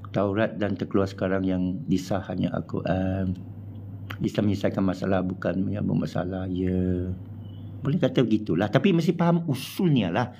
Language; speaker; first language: Malay; non-native, local second language; Chinese